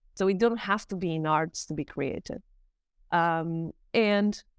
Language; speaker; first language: English; non-native, fluent; Portuguese